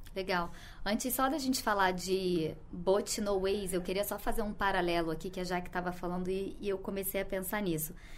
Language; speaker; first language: Portuguese; native; Portuguese